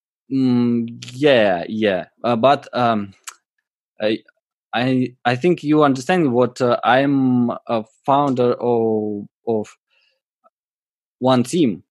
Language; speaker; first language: English; non-native, learner; Russian